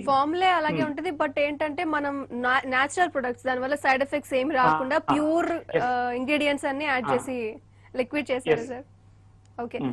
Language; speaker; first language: Telugu; native; Telugu